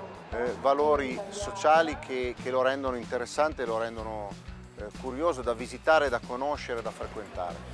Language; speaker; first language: Italian; native; Italian